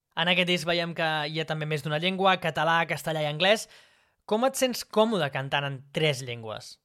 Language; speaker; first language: Catalan; native; Catalan